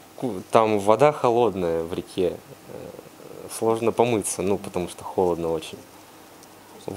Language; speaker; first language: Russian; native; Russian